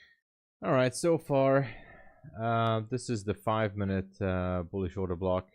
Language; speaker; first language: English; non-native, fluent; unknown